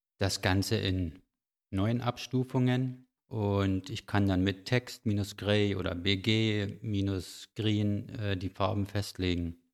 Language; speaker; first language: German; native; German